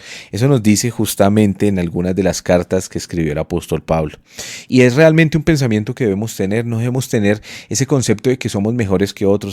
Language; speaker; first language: Spanish; native; Spanish